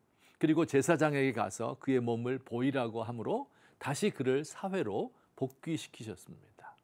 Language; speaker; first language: Korean; native; Korean